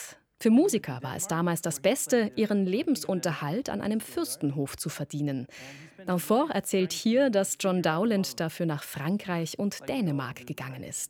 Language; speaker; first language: German; native; German